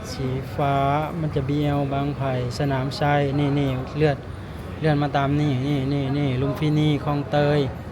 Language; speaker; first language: Thai; native; Thai